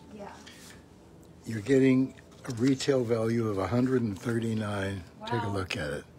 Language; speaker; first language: English; native; English